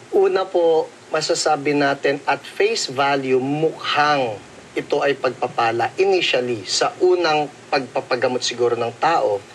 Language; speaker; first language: Filipino; native; Filipino